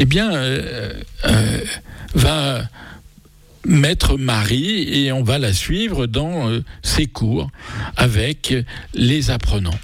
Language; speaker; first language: French; native; French